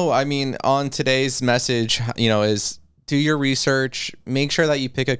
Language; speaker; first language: English; native; English